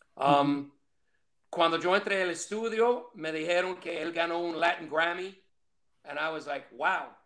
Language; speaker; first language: Spanish; non-native, fluent; English